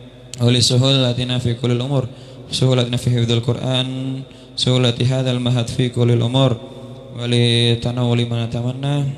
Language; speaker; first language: Arabic; non-native, fluent; Indonesian